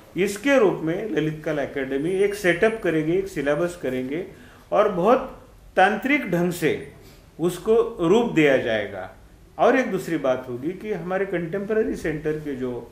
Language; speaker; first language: Hindi; non-native, local second language; Marathi